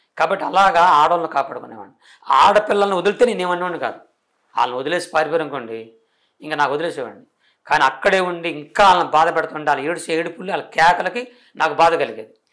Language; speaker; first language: Telugu; non-native, local second language; Koya